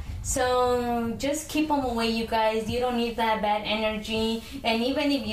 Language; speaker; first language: English; early bilingual, other home language; Spanish